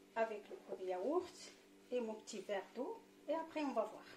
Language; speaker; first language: French; non-native, local second language; Arabic